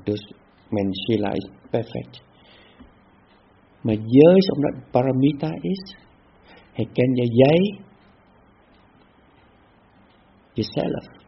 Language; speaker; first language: Dutch; non-native, fluent; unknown